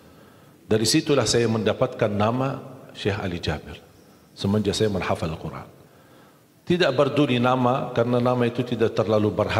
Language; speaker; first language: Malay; non-native, fluent; Arabic